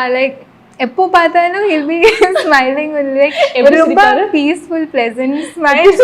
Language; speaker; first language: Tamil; non-native, fluent; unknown